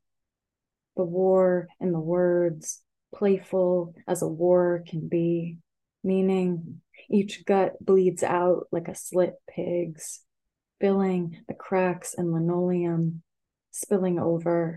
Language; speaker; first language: English; native; English